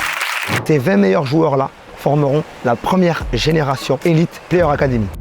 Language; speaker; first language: French; native; French